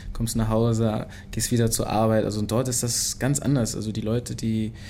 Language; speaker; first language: German; early bilingual, other home language; Lingala